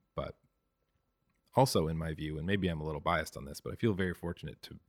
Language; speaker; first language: English; native; English